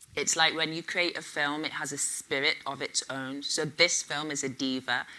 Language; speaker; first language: English; native; English